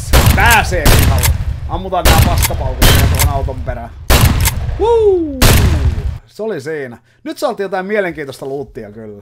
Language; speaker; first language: Finnish; native; Finnish